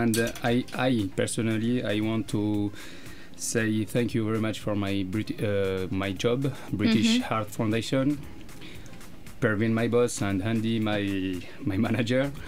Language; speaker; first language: English; non-native, learner; French